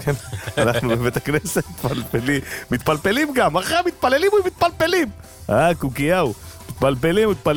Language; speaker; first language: Hebrew; native; Hebrew